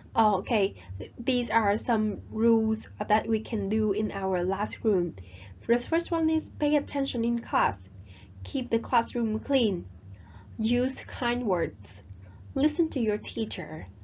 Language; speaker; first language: English; non-native, fluent; Vietnamese